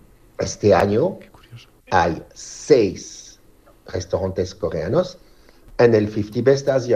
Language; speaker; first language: Spanish; non-native, learner; French